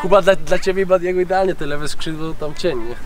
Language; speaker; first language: Polish; non-native, learner; Spanish